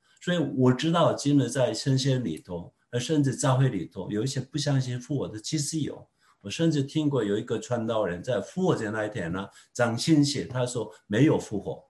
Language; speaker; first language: Chinese; non-native, fluent; Korean